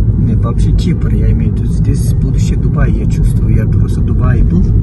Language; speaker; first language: Russian; non-native, fluent; Turkish